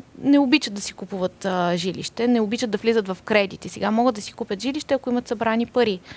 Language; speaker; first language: Bulgarian; native; Bulgarian